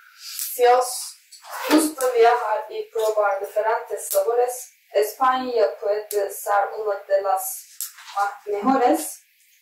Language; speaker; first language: Spanish; non-native, learner; Turkish